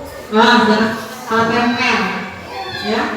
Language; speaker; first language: Indonesian; native; Indonesian